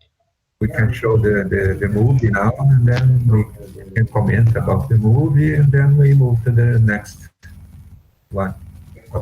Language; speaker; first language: English; non-native, fluent; Portuguese